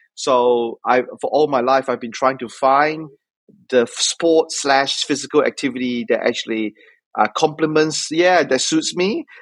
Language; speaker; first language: English; native; English